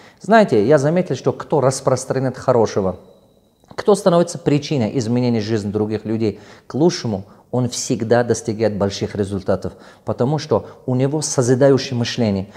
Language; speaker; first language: Russian; non-native, local second language; Tajik